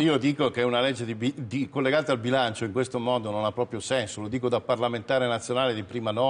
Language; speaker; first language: Italian; native; Italian